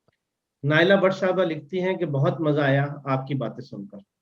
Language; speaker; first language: Urdu; native; Urdu